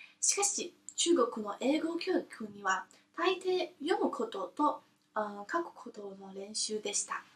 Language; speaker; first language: Japanese; non-native, learner; Chinese